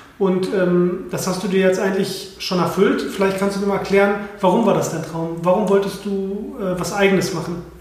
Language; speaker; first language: German; native; German